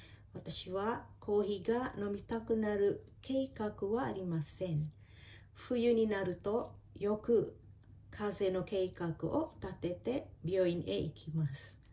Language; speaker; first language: Japanese; non-native, fluent; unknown